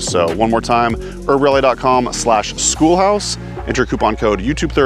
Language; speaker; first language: English; native; English